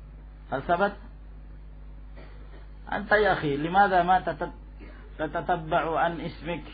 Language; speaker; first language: Arabic; non-native, fluent; Indonesian